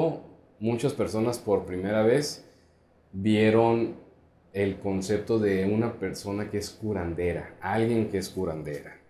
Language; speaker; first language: Spanish; native; Spanish